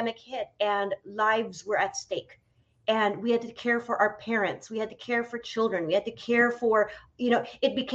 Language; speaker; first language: English; native; English